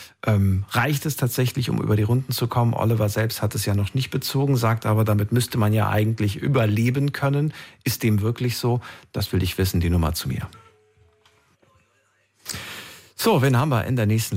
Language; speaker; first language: German; native; German